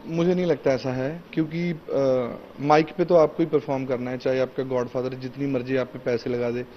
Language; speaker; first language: Hindi; native; Hindi